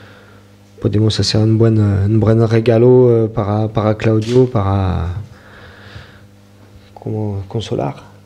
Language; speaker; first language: Spanish; non-native, fluent; French